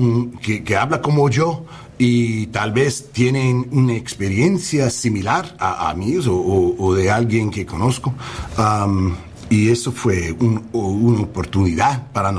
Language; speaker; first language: Spanish; non-native, learner; English